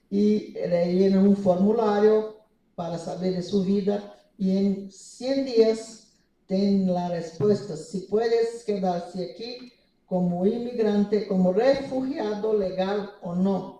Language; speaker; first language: Spanish; non-native, fluent; Portuguese